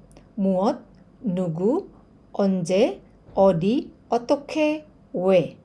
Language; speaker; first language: Korean; non-native, fluent; Indonesian